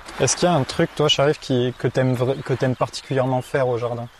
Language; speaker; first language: French; native; French